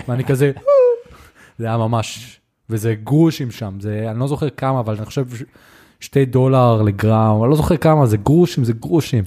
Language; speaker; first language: Hebrew; native; Hebrew